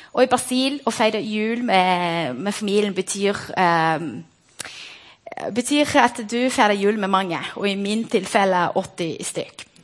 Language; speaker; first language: Norwegian; non-native, fluent; Portuguese